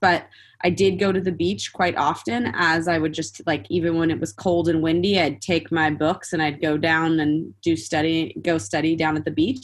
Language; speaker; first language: English; native; English